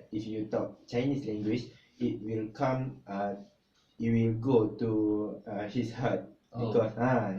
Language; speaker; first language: English; non-native, local second language; Malay